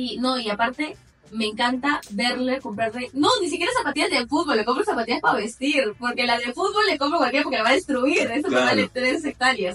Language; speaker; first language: Spanish; native; Spanish